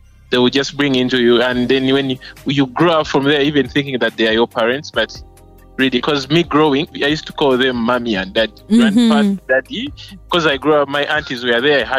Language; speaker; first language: English; non-native, local second language; Ganda